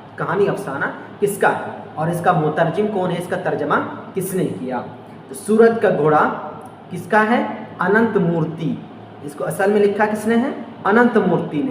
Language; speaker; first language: Urdu; native; Urdu